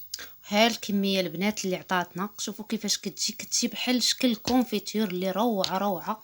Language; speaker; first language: Arabic; native; Arabic